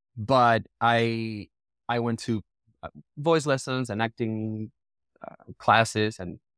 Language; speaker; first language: English; non-native, fluent; Spanish